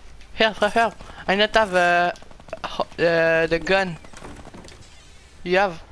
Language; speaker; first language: English; non-native, learner; French